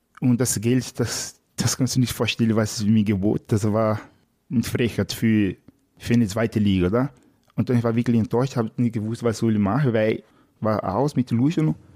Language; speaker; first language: German; non-native, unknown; Portuguese